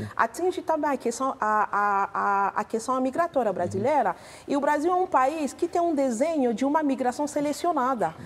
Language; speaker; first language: Portuguese; non-native, fluent; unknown